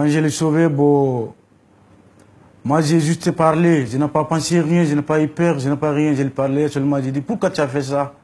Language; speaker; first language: French; non-native, learner; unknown